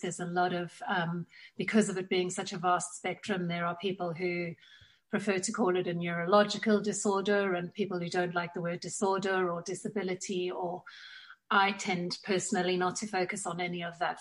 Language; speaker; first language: English; native; English